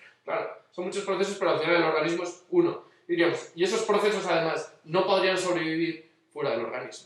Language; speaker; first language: Spanish; native; Spanish